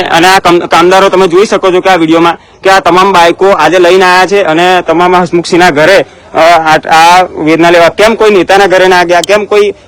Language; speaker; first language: Gujarati; native; Gujarati